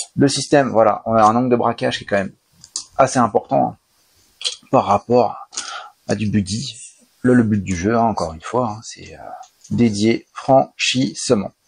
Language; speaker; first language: French; native; French